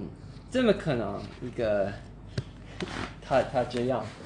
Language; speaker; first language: Chinese; non-native, fluent; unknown